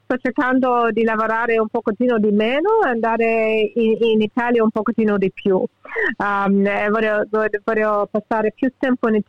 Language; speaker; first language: Italian; early bilingual, heritage; English